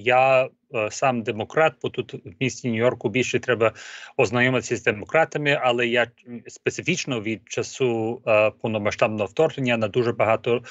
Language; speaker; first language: Ukrainian; early bilingual, heritage; Ukrainian